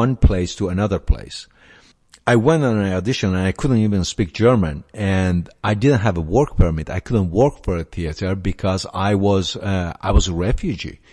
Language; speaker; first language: English; non-native, fluent; Persian